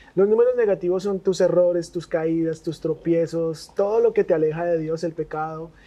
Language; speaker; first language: Spanish; native; Spanish